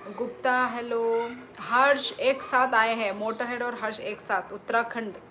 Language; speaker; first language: Hindi; non-native, local second language; Kok Borok